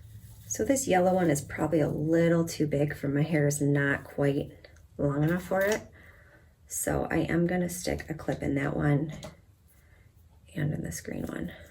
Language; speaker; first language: English; native; English